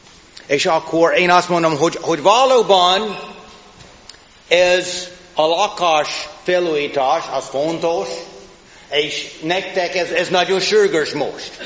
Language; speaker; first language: Hungarian; non-native, fluent; English